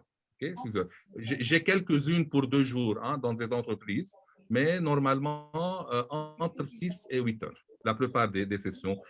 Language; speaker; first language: French; non-native, local second language; Arabic